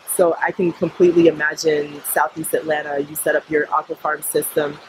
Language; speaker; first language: English; native; English